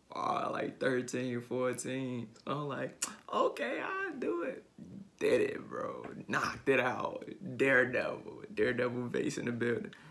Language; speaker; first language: English; native; English